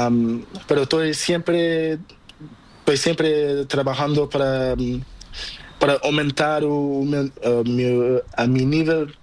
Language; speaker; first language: Spanish; non-native, learner; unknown